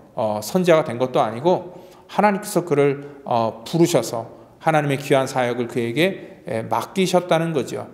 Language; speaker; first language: Korean; native; Korean